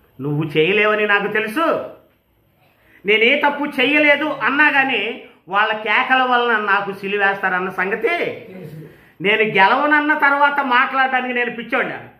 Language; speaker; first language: Telugu; native; Telugu